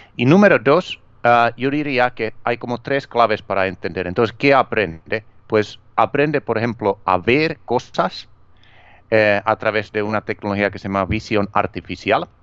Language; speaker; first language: Spanish; non-native, fluent; Finnish